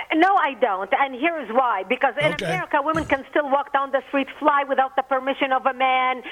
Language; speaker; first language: English; non-native, fluent; Arabic